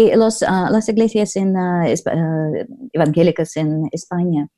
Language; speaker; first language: Spanish; non-native, learner; Russian